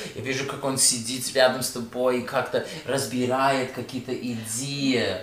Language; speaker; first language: Russian; early bilingual, heritage; Russian